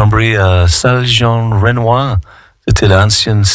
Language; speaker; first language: French; non-native, fluent; English